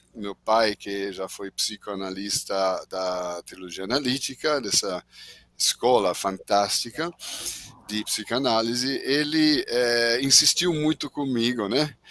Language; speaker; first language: Portuguese; non-native, fluent; Italian